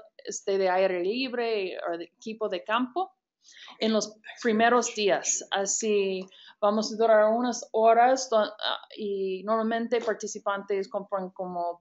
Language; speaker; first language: Spanish; non-native, fluent; English